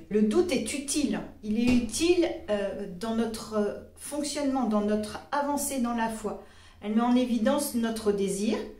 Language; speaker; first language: French; native; French